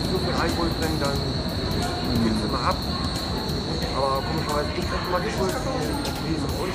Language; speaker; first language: German; native; German